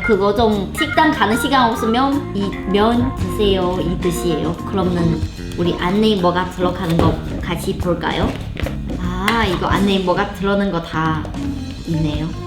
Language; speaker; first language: Korean; non-native, learner; Chinese